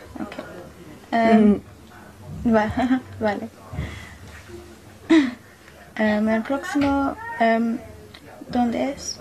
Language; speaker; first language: Spanish; non-native, learner; English